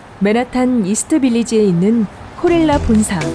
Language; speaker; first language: Korean; native; Korean